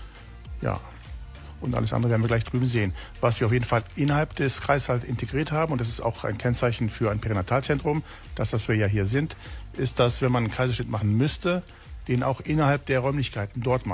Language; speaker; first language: German; native; German